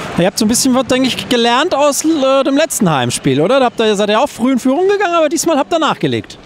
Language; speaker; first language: German; native; German